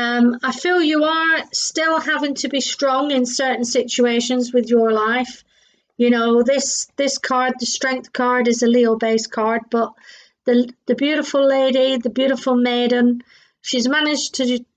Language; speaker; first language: English; native; English